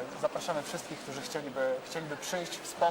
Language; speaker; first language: Polish; native; Polish